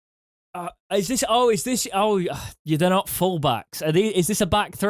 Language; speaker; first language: English; native; English